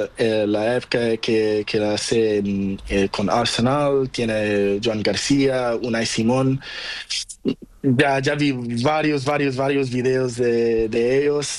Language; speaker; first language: Spanish; non-native, learner; Portuguese